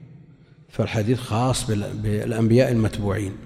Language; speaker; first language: Arabic; native; Arabic